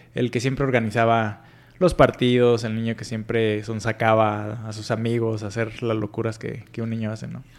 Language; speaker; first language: Spanish; native; Spanish